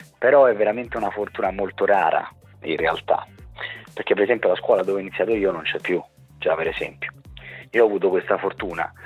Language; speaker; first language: Italian; native; Italian